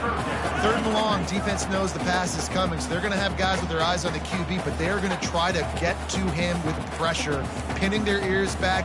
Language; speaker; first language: English; native; English